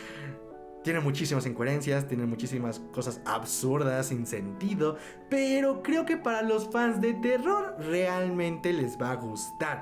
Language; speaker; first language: Spanish; native; Spanish